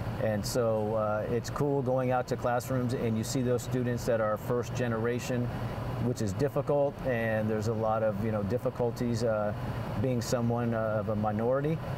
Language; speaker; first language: English; early bilingual, other home language; Spanish